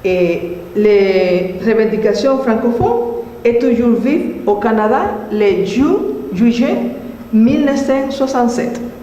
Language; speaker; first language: French; non-native, learner; Spanish